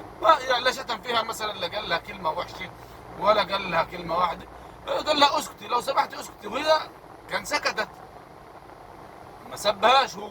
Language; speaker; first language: Arabic; native; Arabic